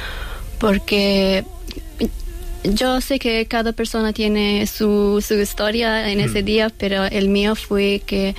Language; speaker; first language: Spanish; non-native, learner; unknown